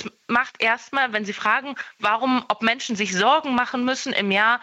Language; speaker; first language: German; native; German